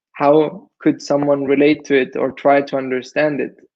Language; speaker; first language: English; non-native, fluent; German